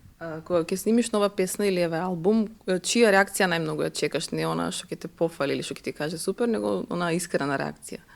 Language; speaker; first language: Macedonian; native; Macedonian